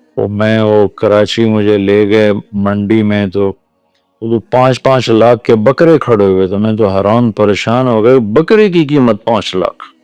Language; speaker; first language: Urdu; non-native, local second language; Punjabi